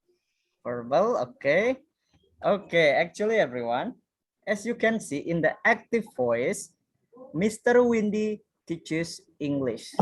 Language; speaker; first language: English; non-native, fluent; Indonesian